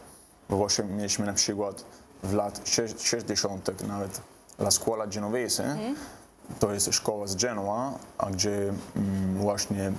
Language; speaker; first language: Polish; non-native, learner; Italian